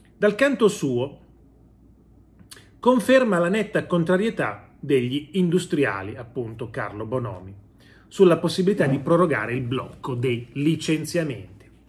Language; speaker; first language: Italian; native; Italian